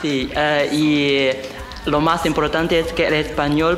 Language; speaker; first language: Spanish; non-native, fluent; Chinese